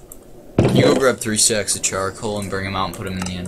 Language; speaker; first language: English; native; English